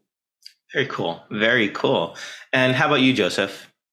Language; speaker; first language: English; native; English